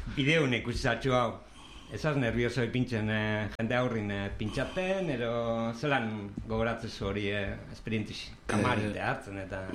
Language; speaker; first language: Basque; native; Basque